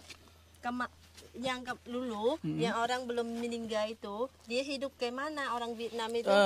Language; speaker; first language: Indonesian; non-native, learner; Vietnamese